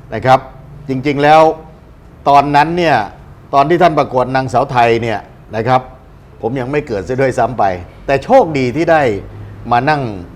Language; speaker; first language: Thai; native; Thai